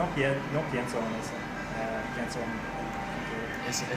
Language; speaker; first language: Spanish; non-native, learner; English